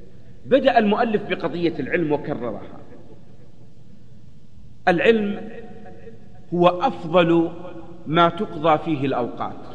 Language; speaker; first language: Arabic; native; Arabic